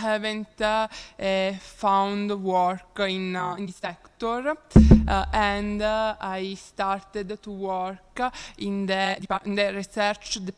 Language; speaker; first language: English; non-native, learner; Italian